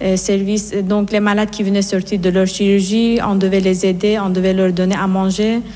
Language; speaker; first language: French; non-native, fluent; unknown